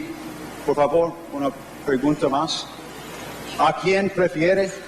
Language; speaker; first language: Spanish; non-native, learner; English